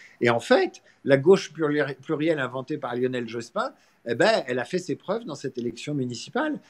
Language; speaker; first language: French; native; French